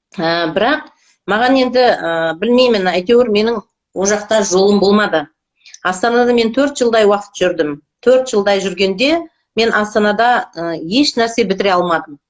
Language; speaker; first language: Kazakh; native; Kazakh